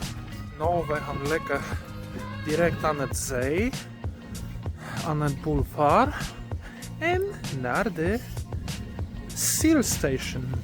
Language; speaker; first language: Dutch; non-native, learner; Polish